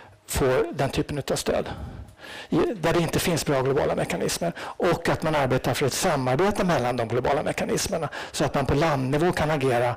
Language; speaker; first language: Swedish; native; Swedish